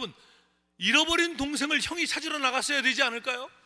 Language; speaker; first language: Korean; native; Korean